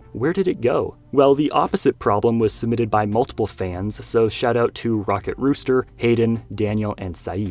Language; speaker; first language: English; native; English